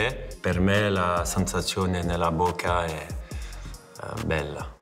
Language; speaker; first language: Italian; non-native, fluent; French